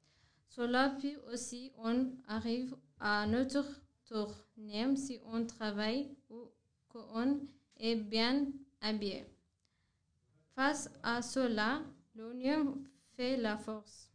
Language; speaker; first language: French; non-native, learner; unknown